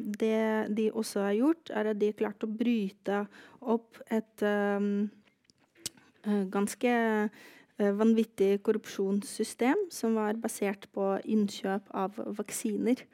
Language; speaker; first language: Norwegian; non-native, fluent; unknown